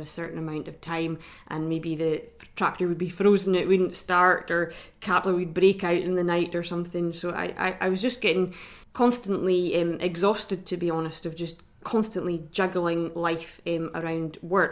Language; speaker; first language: English; native; English